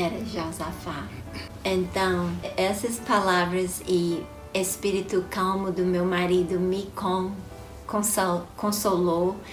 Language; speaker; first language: Portuguese; non-native, fluent; English